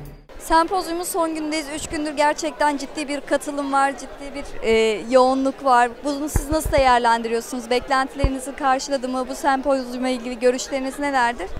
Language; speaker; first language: Turkish; native; Turkish